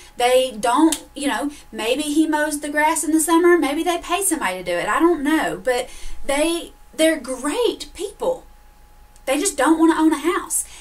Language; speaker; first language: English; native; English